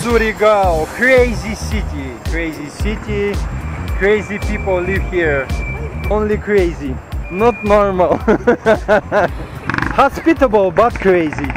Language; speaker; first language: English; non-native, learner; Russian